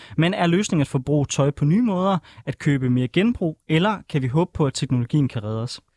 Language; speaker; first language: Danish; native; Danish